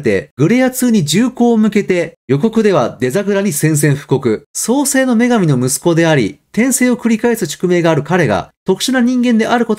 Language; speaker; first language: Japanese; native; Japanese